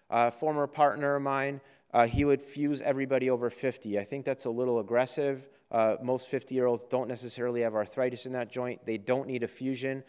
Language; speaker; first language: English; native; English